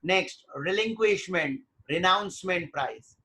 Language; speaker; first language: English; non-native, local second language; Hindi